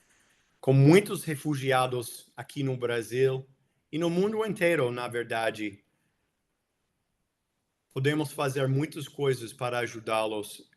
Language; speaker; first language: Portuguese; non-native, fluent; English